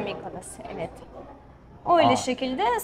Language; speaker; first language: Turkish; non-native, learner; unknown